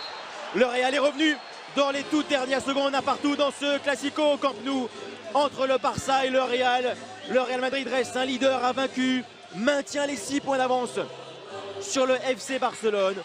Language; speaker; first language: French; native; French